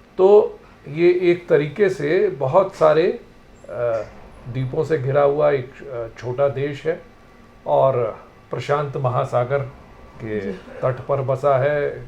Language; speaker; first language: Hindi; native; Hindi